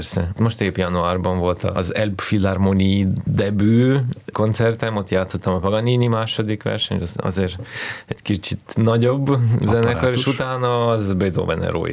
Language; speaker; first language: Hungarian; non-native, fluent; Russian